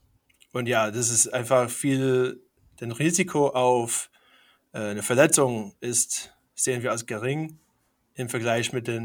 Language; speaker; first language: German; non-native, fluent; English